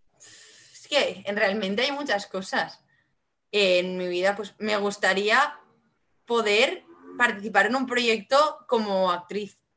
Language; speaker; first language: Spanish; non-native, local second language; Catalan